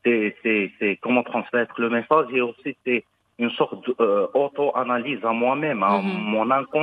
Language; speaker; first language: French; non-native, local second language; Arabic